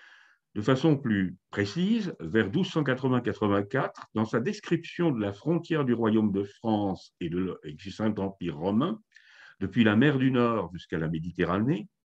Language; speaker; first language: French; native; French